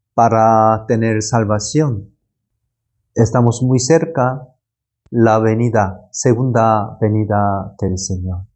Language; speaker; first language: Spanish; non-native, learner; Korean